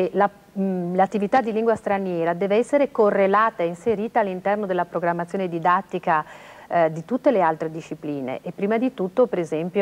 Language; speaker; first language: Italian; native; Italian